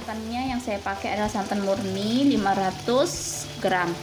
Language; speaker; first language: Indonesian; native; Indonesian